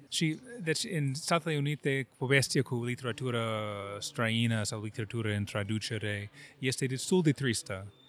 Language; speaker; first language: Romanian; non-native, fluent; English